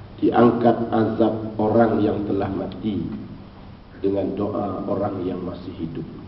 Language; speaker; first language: Malay; native; Malay